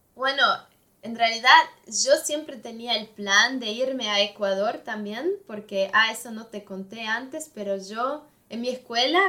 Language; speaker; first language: Spanish; non-native, fluent; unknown